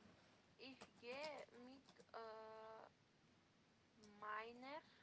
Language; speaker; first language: German; non-native, learner; Macedonian